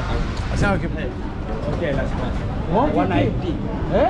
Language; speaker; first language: English; non-native, learner; Korean